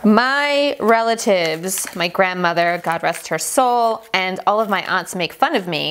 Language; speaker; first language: English; non-native, fluent; Persian